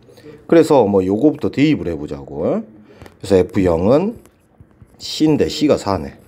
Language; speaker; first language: Korean; native; Korean